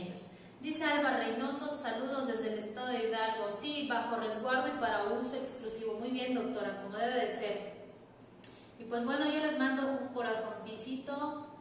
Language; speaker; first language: Spanish; native; Spanish